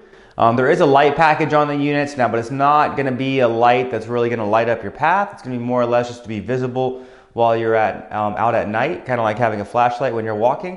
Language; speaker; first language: English; native; English